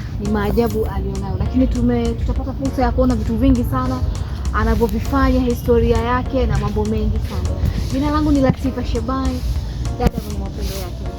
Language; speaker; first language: Swahili; native; Swahili